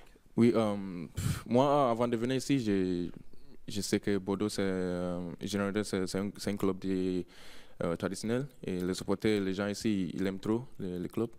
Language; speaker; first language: French; non-native, learner; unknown